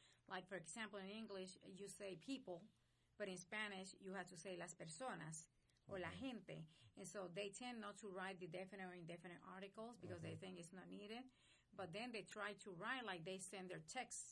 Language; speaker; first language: English; non-native, fluent; Spanish